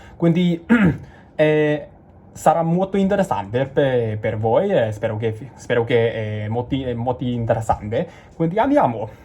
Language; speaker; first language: Italian; non-native, learner; Cantonese